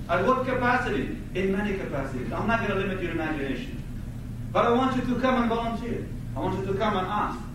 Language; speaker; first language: English; non-native, fluent; Arabic